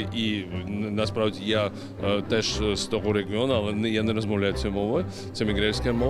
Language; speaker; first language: Ukrainian; non-native, learner; Georgian